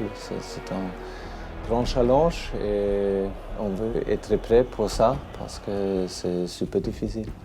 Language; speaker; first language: French; non-native, fluent; German